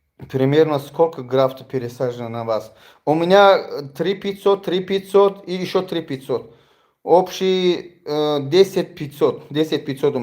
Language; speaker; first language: Russian; non-native, fluent; Tajik